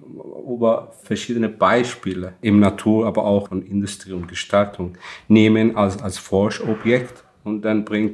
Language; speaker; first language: German; non-native, fluent; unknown